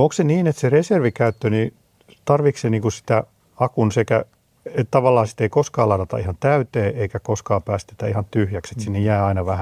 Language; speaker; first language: Finnish; native; Finnish